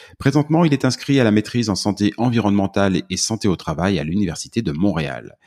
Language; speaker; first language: French; native; French